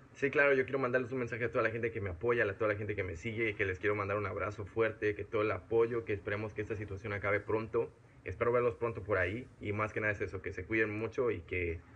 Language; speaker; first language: Spanish; native; Spanish